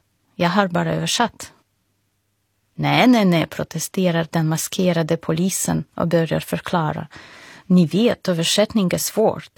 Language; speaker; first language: Swedish; non-native, fluent; Russian